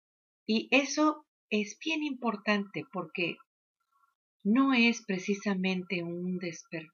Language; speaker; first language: Spanish; native; Spanish